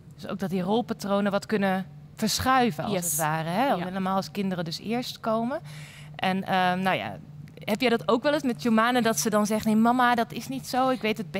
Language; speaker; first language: Dutch; native; Dutch